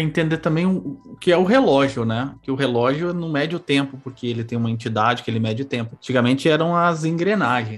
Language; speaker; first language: Portuguese; native; Portuguese